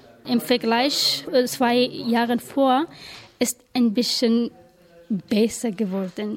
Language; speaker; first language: German; non-native, learner; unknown